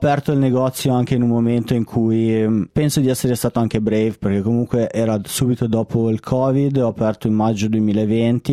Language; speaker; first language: Italian; native; Italian